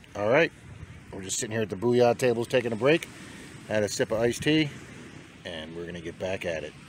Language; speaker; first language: English; native; English